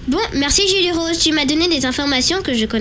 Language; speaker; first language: French; native; French